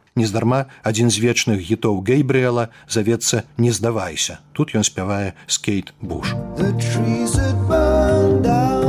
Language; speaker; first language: Belarusian; native; Belarusian